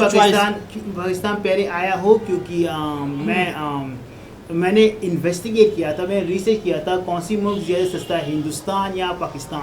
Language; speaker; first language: Hindi; non-native, learner; Arabic